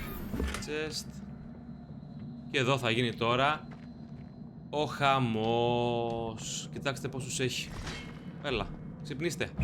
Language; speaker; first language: Greek; native; Greek